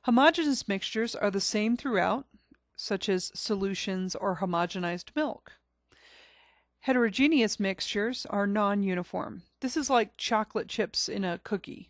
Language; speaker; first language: English; native; English